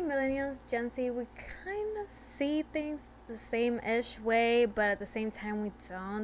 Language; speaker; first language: English; non-native, fluent; Spanish